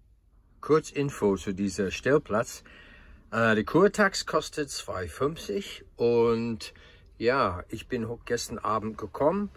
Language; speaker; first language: German; non-native, fluent; English